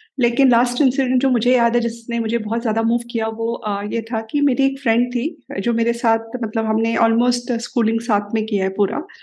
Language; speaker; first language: Hindi; native; Hindi